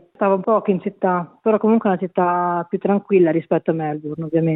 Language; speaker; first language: Italian; native; Italian